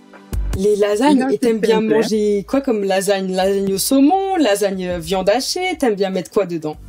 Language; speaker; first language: French; native; French